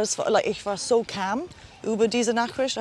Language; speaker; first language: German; non-native, learner; English